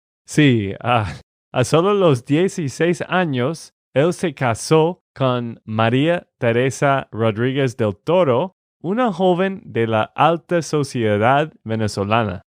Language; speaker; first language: Spanish; non-native, fluent; English